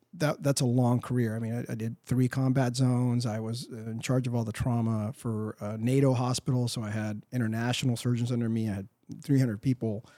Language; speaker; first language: English; early bilingual, other home language; Spanish